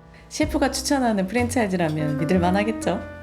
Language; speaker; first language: Korean; native; Korean